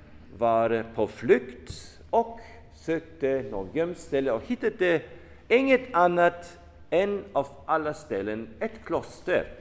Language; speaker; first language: Swedish; non-native, fluent; German